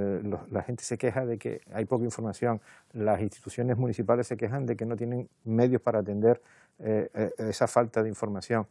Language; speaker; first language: Spanish; native; Spanish